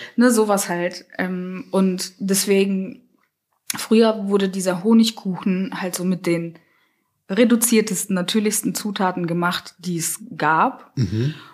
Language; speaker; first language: German; early bilingual, other home language; Russian